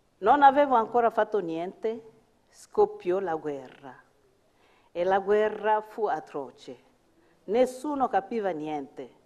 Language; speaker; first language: Italian; non-native, fluent; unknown